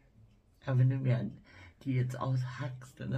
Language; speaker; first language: German; native; German